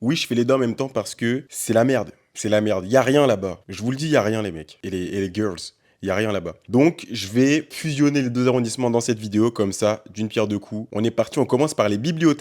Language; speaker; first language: French; native; French